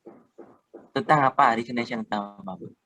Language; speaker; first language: Indonesian; non-native, learner; Khmer